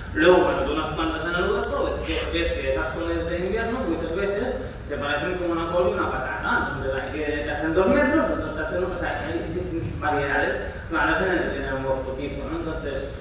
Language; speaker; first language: Spanish; non-native, local second language; Catalan